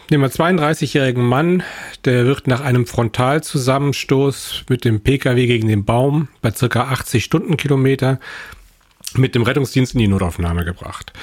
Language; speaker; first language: German; native; German